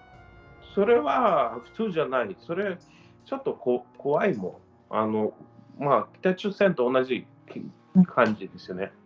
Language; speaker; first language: Japanese; non-native, learner; Ukrainian